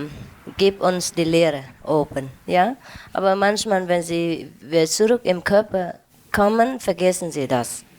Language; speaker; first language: German; non-native, learner; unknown